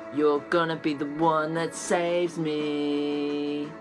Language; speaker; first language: English; native; English